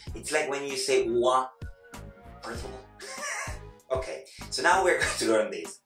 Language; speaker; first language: English; non-native, fluent; Italian